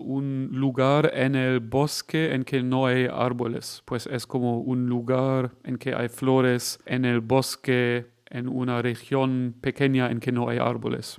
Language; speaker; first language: Spanish; non-native, fluent; German